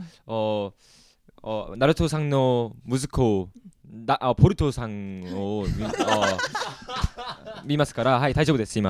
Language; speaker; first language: Japanese; non-native, learner; Korean